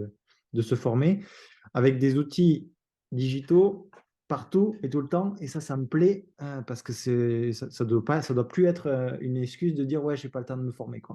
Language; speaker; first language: French; native; French